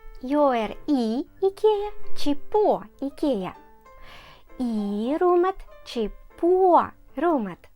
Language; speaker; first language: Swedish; non-native, fluent; Ukrainian